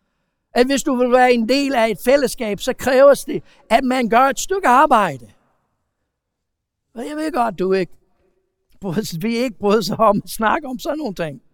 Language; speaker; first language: Danish; non-native, fluent; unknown